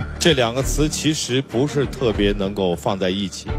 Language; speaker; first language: Chinese; native; Chinese